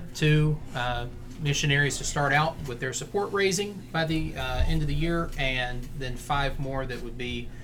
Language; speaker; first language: English; native; English